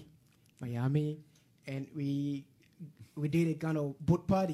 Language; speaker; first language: English; non-native, fluent; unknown